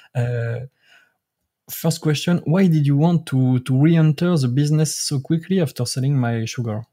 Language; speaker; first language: English; non-native, learner; French